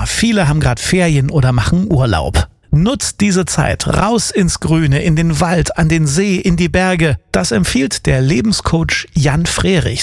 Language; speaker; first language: German; native; German